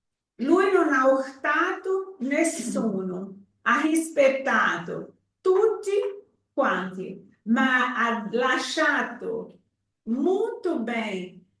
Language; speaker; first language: Italian; non-native, fluent; Portuguese